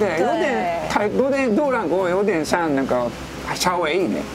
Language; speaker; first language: Chinese; non-native, fluent; Japanese